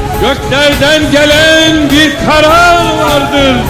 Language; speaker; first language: Turkish; native; Turkish